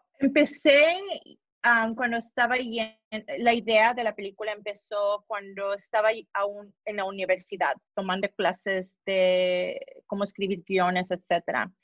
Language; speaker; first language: Spanish; early bilingual, heritage; Spanish